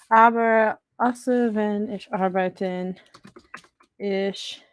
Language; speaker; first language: German; non-native, learner; English